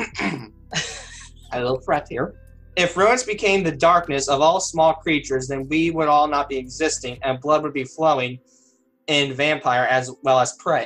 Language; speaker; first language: English; native; English